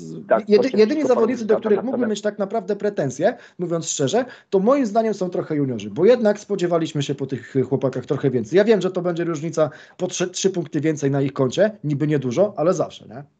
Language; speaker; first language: Polish; native; Polish